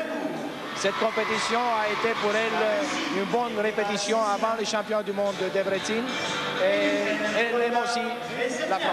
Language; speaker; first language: French; non-native, fluent; Romanian